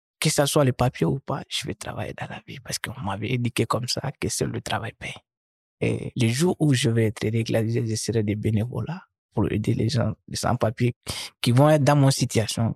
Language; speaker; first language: French; non-native, local second language; Fula